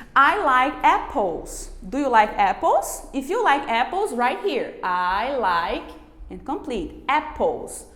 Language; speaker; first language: English; non-native, fluent; Portuguese